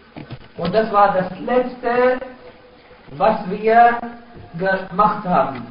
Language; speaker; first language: German; non-native, fluent; Arabic